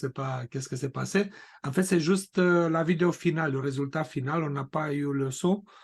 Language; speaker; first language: French; non-native, fluent; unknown